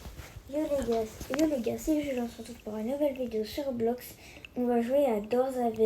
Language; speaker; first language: French; native; French